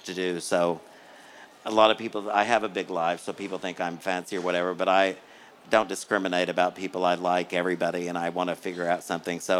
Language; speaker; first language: English; native; English